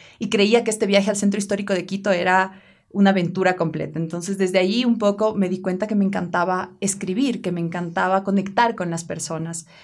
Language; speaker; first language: Spanish; native; Spanish